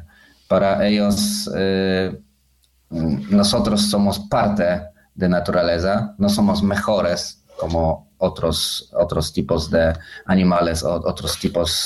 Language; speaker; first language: Spanish; non-native, learner; Polish